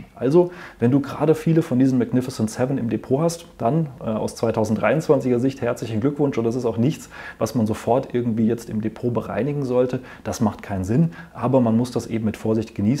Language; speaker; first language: German; native; German